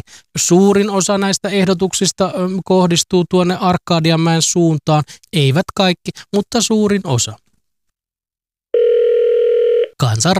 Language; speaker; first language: Finnish; native; Finnish